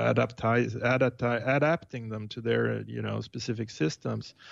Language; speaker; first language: English; non-native, fluent; Swedish